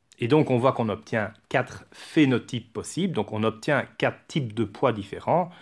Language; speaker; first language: French; native; French